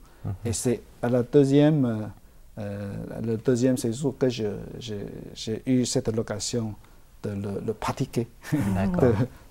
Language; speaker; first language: French; non-native, fluent; Chinese